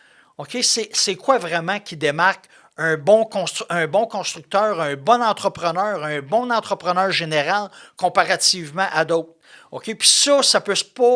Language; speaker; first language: French; native; French